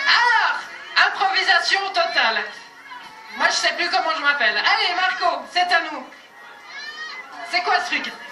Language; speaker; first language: French; native; French